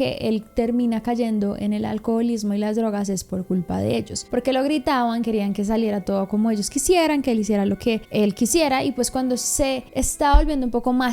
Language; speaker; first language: Spanish; native; Spanish